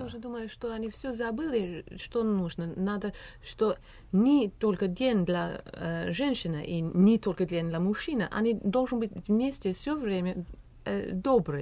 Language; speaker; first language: Russian; non-native, learner; English